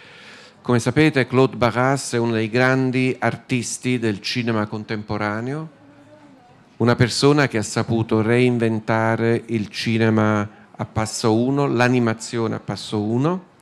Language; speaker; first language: Italian; native; Italian